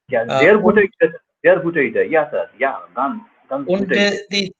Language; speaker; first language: German; non-native, fluent; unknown